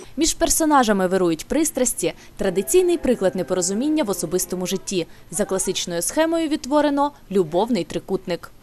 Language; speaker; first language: Ukrainian; native; Ukrainian